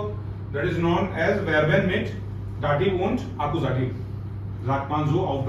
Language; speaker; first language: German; non-native, fluent; Hindi